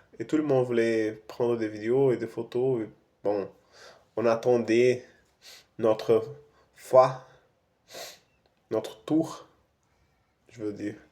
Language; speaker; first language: French; non-native, fluent; Portuguese